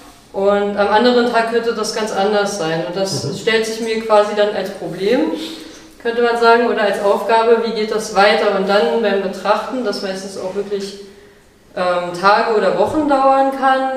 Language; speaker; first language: German; native; German